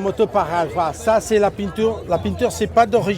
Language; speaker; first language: French; non-native, learner; Italian